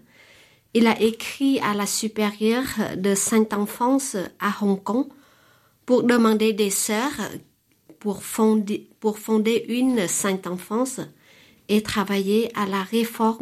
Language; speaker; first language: French; non-native, fluent; Vietnamese